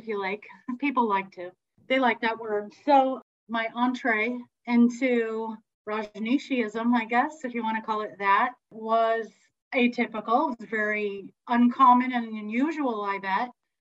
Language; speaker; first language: English; native; English